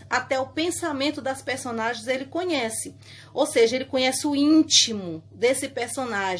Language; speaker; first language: Portuguese; native; Portuguese